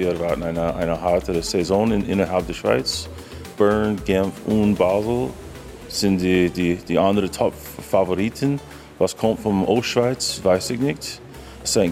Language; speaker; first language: German; non-native, fluent; English